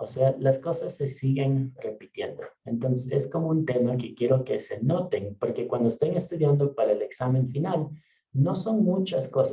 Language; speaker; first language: Spanish; non-native, fluent; English